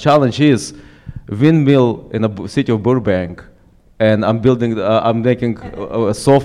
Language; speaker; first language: English; non-native, fluent; Ukrainian